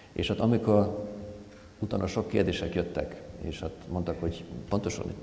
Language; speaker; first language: Hungarian; non-native, fluent; German